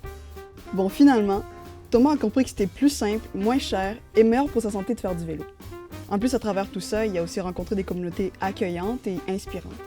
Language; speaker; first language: French; native; French